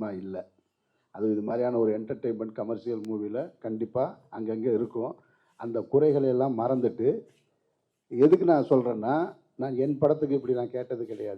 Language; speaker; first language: Tamil; native; Tamil